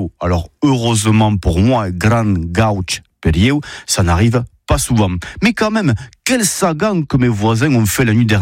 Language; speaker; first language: French; native; French